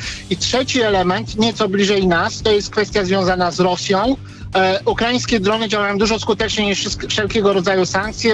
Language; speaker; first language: Polish; native; Polish